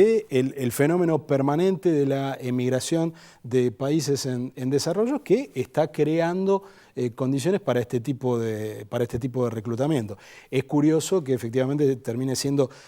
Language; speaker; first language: Spanish; native; Spanish